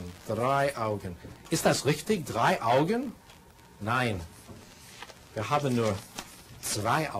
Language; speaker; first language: German; non-native, fluent; English